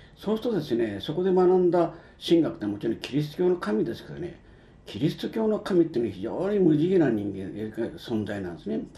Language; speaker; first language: Japanese; native; Japanese